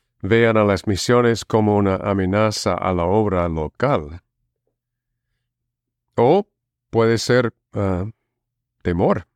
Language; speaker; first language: Spanish; non-native, fluent; English